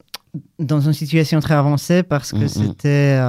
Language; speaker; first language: French; non-native, learner; Polish